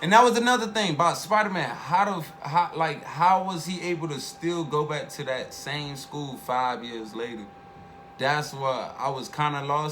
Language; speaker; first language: English; native; English